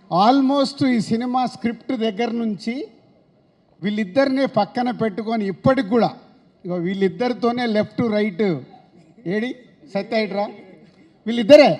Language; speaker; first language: Telugu; native; Telugu